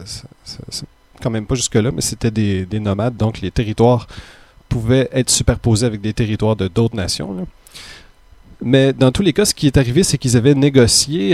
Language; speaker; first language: French; native; French